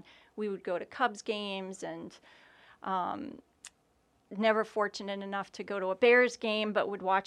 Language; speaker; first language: English; native; English